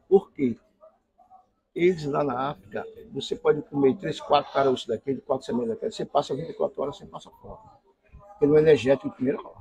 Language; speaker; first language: Portuguese; native; Portuguese